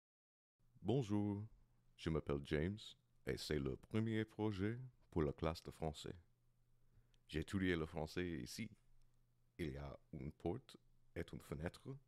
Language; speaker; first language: French; non-native, learner; English